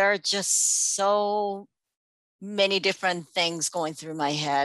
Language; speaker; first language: English; non-native, fluent; Japanese